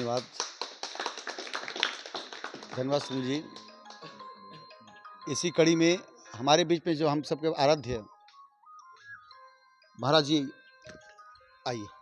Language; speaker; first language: Hindi; native; Hindi